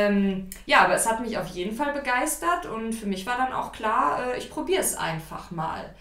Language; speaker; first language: German; native; German